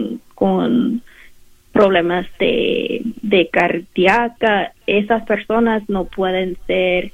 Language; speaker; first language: Spanish; non-native, learner; English